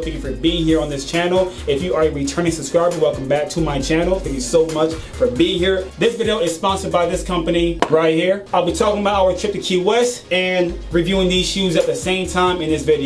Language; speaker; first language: English; native; English